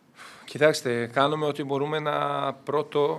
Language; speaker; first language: Greek; non-native, fluent; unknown